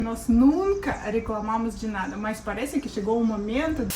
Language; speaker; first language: Portuguese; non-native, fluent; Russian